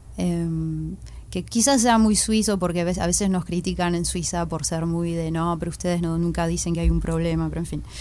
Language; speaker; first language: Spanish; early bilingual, heritage; Spanish